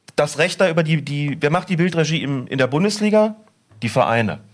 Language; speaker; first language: German; native; German